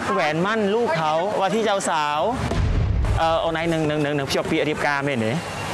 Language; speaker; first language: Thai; non-native, fluent; Khmer